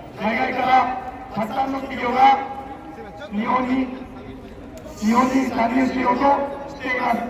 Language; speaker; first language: Japanese; non-native, fluent; Marathi